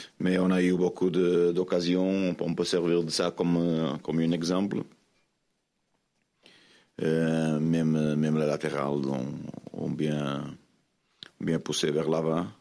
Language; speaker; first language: French; non-native, fluent; Portuguese